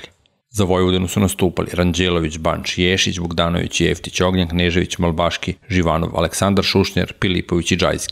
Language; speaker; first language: Serbian; native; Serbian